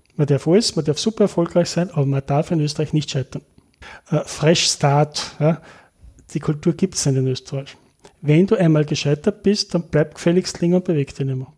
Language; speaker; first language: German; native; German